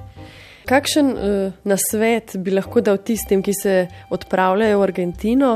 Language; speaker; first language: Slovenian; native; Slovenian